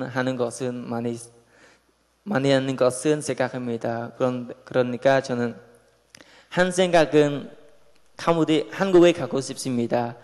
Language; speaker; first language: Korean; non-native, learner; Khmer